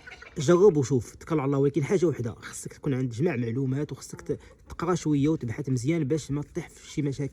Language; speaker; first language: Arabic; native; Arabic